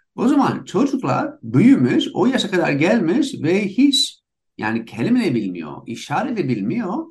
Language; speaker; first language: Turkish; non-native, fluent; English